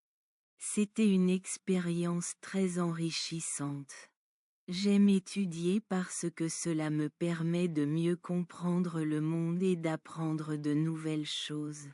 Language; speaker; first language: French; non-native, learner; Bangla